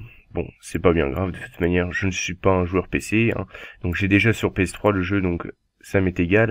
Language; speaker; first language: French; native; French